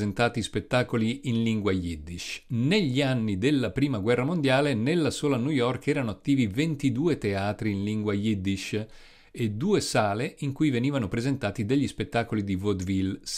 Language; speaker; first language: Italian; native; Italian